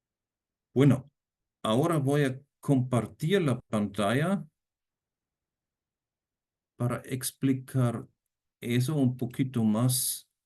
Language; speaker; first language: Spanish; non-native, fluent; German